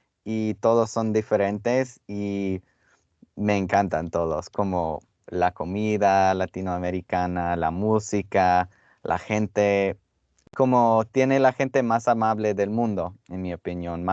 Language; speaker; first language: Spanish; non-native, fluent; English